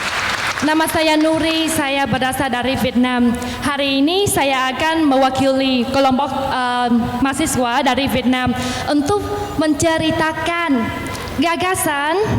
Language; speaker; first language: Indonesian; non-native, learner; Vietnamese